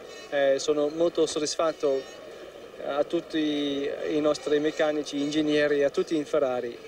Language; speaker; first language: Italian; non-native, learner; German